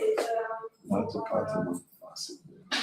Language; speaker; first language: Italian; non-native, learner; French